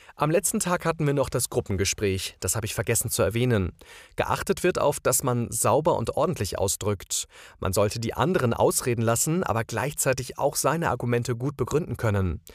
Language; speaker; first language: German; non-native, fluent; Croatian